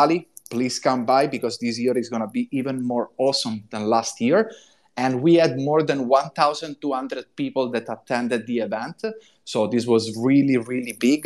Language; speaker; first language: English; non-native, fluent; Italian